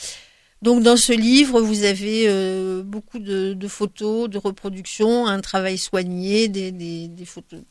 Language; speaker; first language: French; native; French